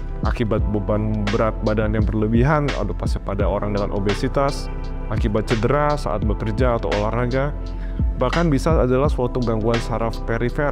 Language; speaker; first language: Indonesian; native; Indonesian